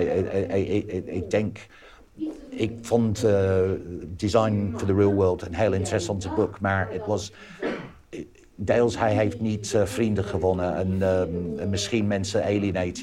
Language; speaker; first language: Dutch; non-native, fluent; English